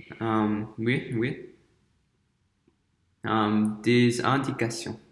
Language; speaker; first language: French; non-native, fluent; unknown